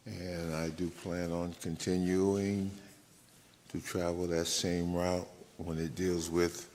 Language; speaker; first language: English; native; English